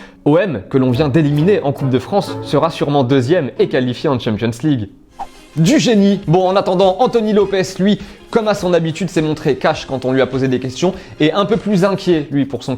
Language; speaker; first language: French; native; French